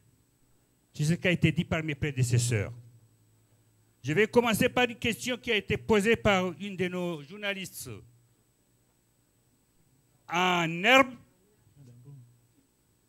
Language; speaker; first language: French; non-native, local second language; Ngazidja Comorian